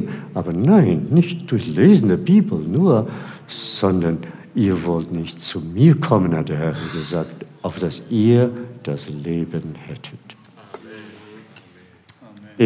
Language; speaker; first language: German; non-native, fluent; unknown